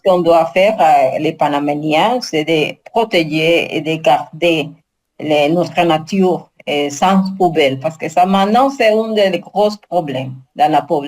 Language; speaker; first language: French; non-native, learner; Spanish